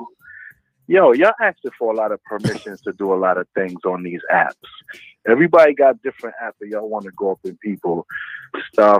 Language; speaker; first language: English; native; English